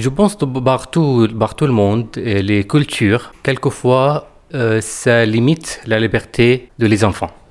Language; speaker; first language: French; non-native, fluent; Arabic